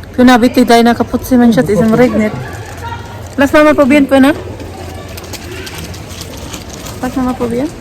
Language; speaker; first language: German; non-native, learner; Cebuano